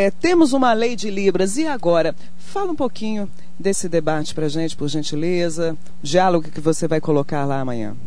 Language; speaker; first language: Portuguese; native; Portuguese